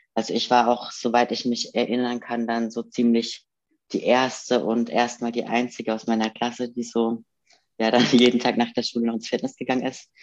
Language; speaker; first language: German; native; German